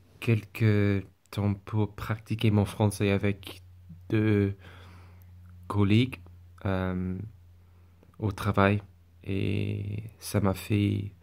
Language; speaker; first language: French; non-native, learner; English